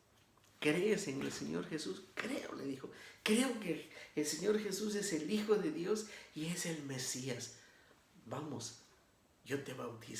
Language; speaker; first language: Spanish; native; Spanish